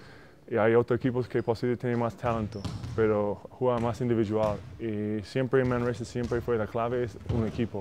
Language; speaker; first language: Spanish; non-native, fluent; English